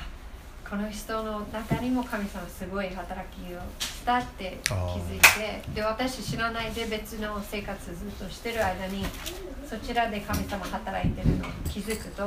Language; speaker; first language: Japanese; non-native, fluent; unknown